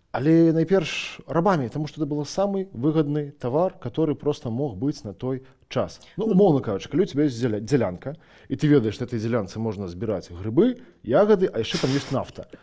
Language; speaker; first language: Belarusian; non-native, local second language; Russian